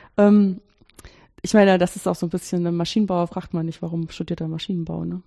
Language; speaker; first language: German; native; German